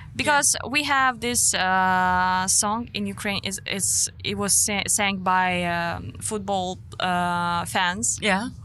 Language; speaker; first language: English; non-native, fluent; Ukrainian